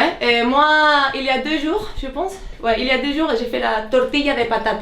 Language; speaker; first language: French; early bilingual, heritage; Dutch